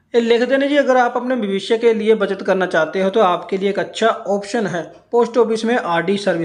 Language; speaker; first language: Hindi; non-native, local second language; Punjabi